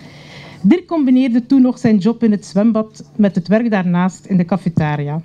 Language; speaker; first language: Dutch; native; Dutch